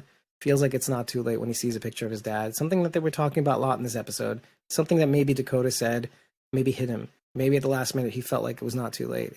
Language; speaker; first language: English; native; English